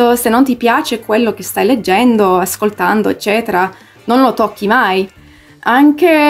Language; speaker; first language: Italian; early bilingual, heritage; English